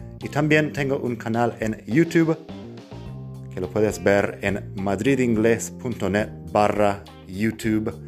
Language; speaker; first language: Spanish; non-native, fluent; English